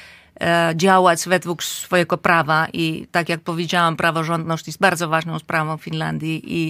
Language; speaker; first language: Polish; non-native, fluent; Finnish